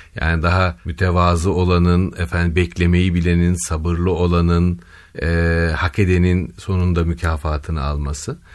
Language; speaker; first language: Turkish; native; Turkish